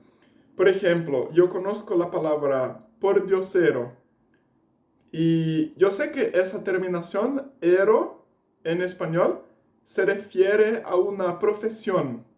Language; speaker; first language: Spanish; non-native, fluent; Portuguese